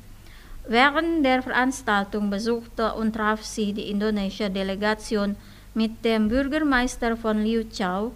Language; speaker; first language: German; non-native, fluent; Indonesian